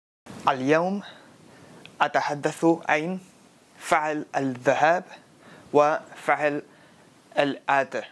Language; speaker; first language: Arabic; non-native, fluent; Spanish